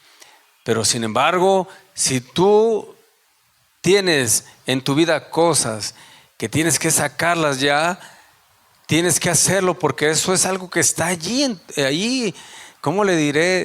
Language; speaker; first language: Spanish; native; Spanish